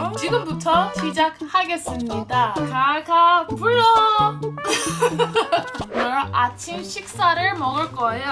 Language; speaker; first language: Korean; non-native, learner; English